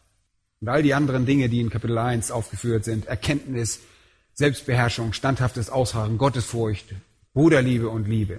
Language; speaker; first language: German; native; German